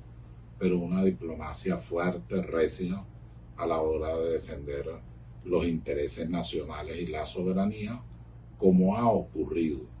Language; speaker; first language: Spanish; native; Spanish